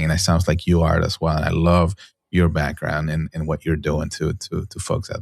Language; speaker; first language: English; non-native, fluent; Spanish